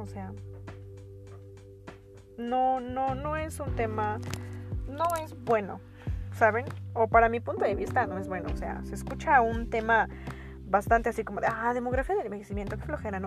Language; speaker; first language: Spanish; native; Spanish